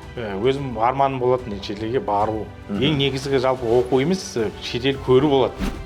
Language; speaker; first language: Kazakh; non-native, local second language; Russian